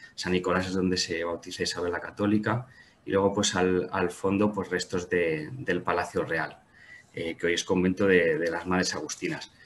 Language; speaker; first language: Spanish; native; Spanish